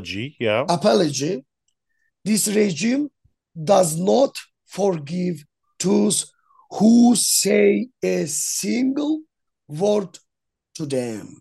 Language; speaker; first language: English; non-native, learner; Azerbaijani